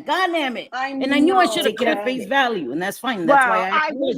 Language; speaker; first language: English; native; English